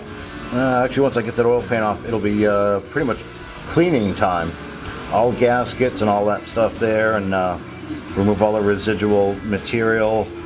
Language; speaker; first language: English; native; English